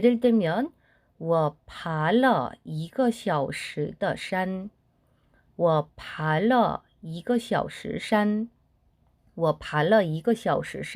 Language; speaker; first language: Chinese; non-native, fluent; Korean